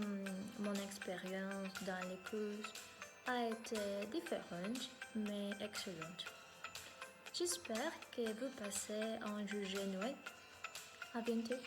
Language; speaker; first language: French; non-native, learner; Spanish